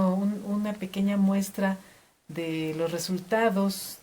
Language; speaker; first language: Spanish; native; Spanish